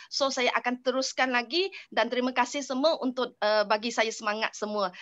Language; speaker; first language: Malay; non-native, local second language; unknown